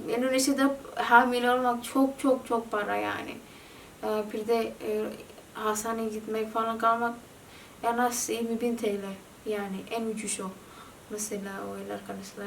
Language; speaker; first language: Turkish; non-native, learner; Indonesian